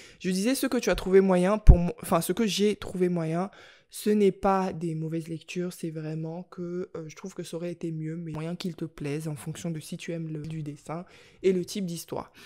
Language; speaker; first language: French; native; French